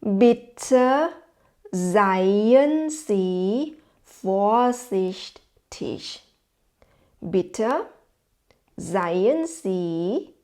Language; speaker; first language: German; non-native, fluent; Thai